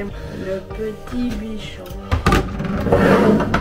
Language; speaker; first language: French; native; French